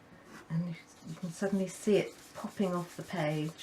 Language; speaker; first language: English; native; English